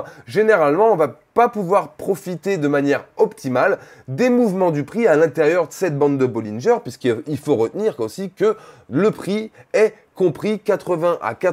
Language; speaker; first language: French; native; French